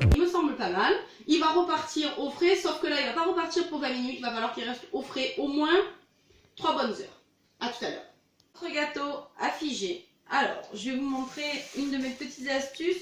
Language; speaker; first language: French; native; French